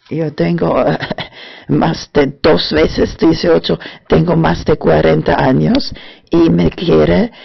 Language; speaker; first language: Spanish; non-native, fluent; German